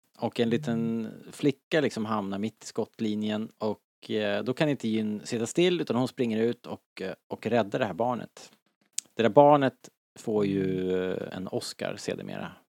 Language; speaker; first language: Swedish; native; Swedish